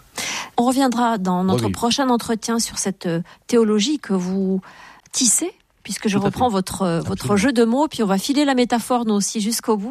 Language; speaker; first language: French; native; French